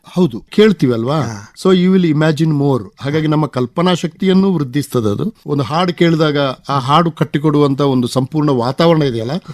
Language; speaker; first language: Kannada; non-native, local second language; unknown